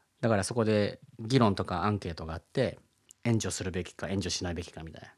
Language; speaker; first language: Japanese; native; Japanese